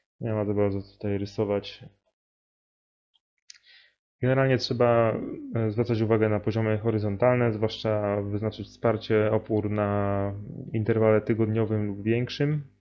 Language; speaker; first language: Polish; native; Polish